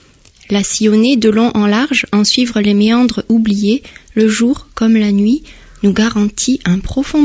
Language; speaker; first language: French; native; French